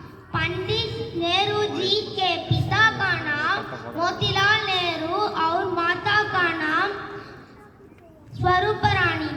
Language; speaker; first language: Hindi; non-native, local second language; Tamil